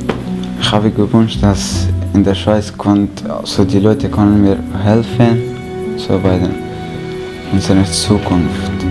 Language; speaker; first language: German; non-native, learner; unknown